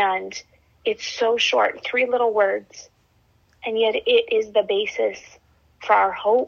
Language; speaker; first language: English; native; English